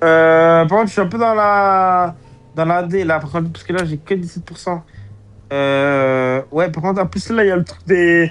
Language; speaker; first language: French; native; French